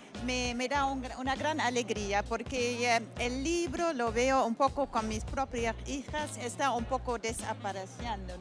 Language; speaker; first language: Spanish; non-native, fluent; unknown